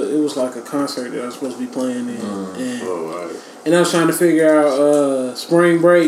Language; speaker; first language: English; native; English